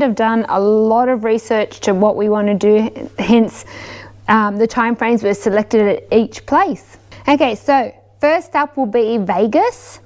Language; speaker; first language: English; native; English